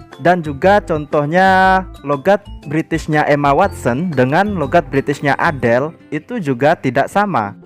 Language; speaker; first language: Indonesian; native; Indonesian